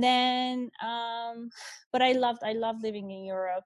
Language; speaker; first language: English; non-native, fluent; Persian